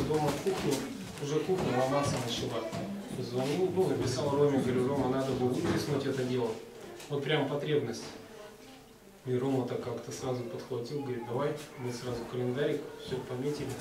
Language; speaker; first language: Russian; native; Russian